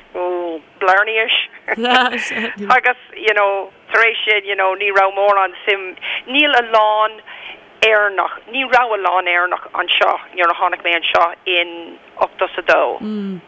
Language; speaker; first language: Irish; non-native, local second language; English